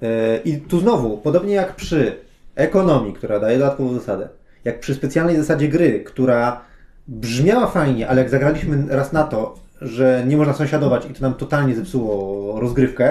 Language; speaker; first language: Polish; native; Polish